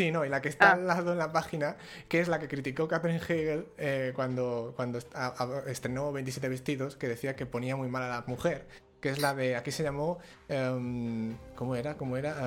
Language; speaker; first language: Spanish; native; Spanish